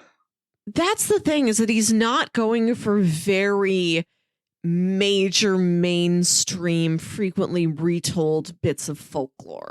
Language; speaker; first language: English; native; English